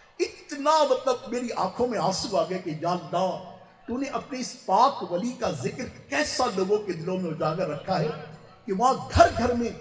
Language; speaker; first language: Urdu; non-native, local second language; Sindhi